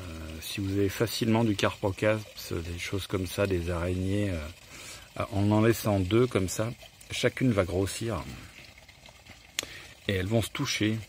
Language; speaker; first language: French; native; French